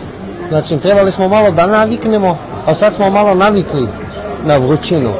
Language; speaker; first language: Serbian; early bilingual, heritage; Serbian